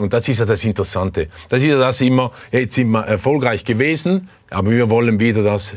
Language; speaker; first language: German; native; German